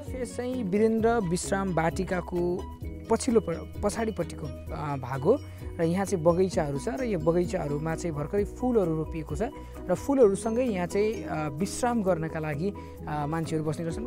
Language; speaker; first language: Nepali; native; Nepali